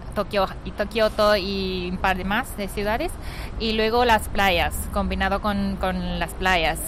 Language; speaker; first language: Spanish; non-native, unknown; Japanese